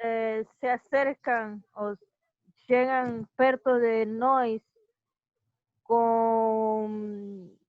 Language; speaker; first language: Portuguese; non-native, learner; Spanish